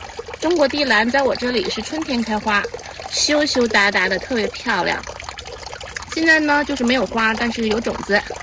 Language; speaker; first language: Chinese; native; Chinese